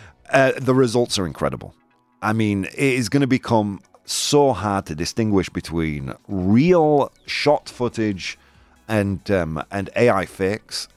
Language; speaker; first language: English; native; English